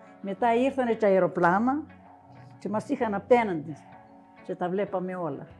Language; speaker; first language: Greek; native; Greek